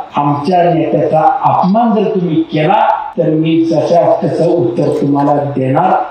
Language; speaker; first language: Marathi; native; Marathi